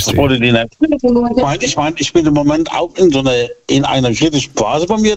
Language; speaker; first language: German; native; German